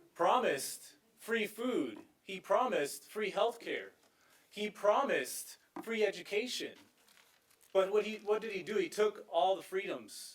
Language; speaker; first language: English; native; English